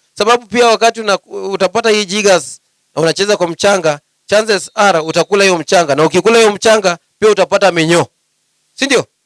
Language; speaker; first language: Swahili; non-native, local second language; Luyia